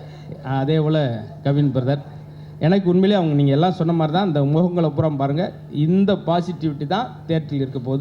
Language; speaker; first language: Tamil; native; Tamil